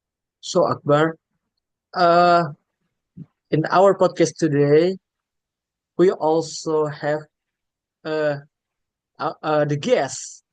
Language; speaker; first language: English; non-native, learner; Indonesian